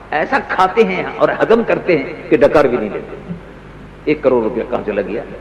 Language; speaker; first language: Urdu; native; Urdu